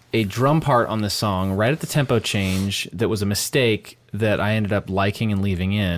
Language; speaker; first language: English; native; English